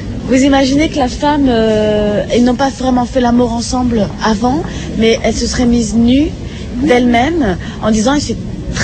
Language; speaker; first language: French; native; French